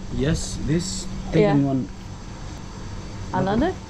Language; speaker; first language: English; non-native, learner; Lithuanian